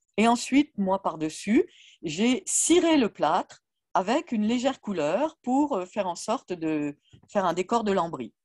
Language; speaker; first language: French; native; French